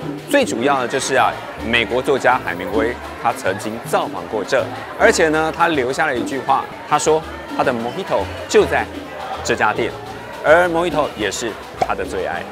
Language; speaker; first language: Chinese; native; Chinese